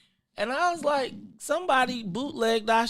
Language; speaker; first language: English; native; English